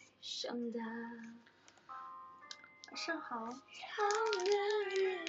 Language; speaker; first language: Chinese; native; Chinese